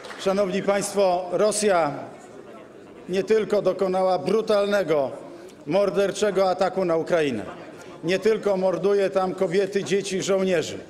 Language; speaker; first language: Polish; native; Polish